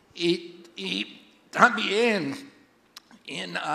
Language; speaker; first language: Spanish; non-native, learner; English